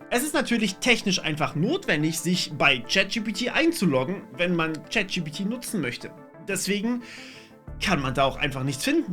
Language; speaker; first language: German; native; German